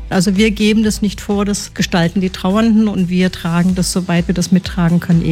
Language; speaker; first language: German; native; German